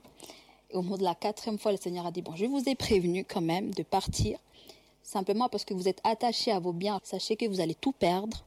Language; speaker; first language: French; non-native, local second language; Kinyarwanda